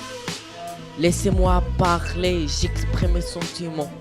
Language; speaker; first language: French; non-native, learner; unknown